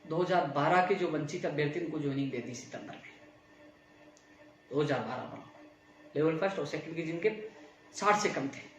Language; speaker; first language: Hindi; native; Hindi